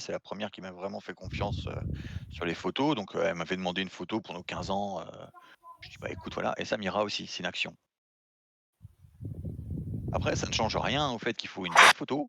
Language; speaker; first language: French; native; French